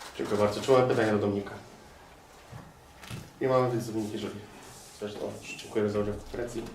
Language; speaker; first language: Polish; native; Polish